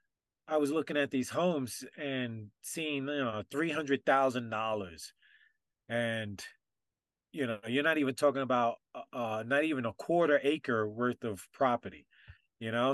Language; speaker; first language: English; native; English